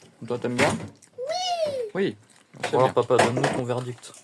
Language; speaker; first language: French; native; French